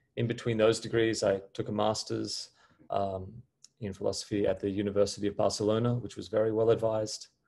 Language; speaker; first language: English; native; English